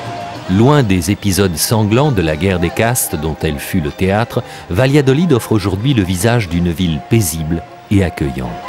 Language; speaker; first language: French; native; French